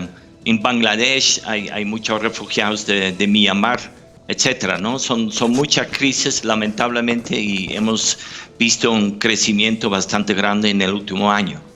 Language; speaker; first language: Spanish; non-native, fluent; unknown